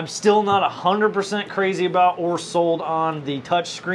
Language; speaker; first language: English; native; English